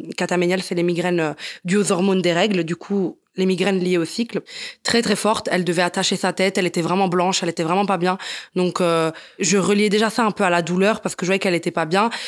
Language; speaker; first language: French; early bilingual, other home language; Italian